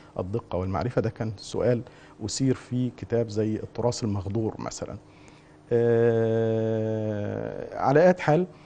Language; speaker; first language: Arabic; native; Arabic